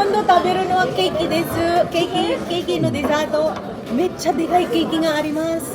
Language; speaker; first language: Japanese; non-native, fluent; Filipino